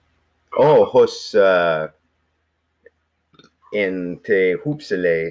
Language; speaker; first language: Greek; non-native, learner; English